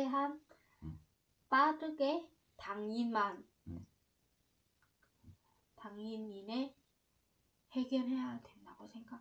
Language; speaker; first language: Korean; non-native, learner; Vietnamese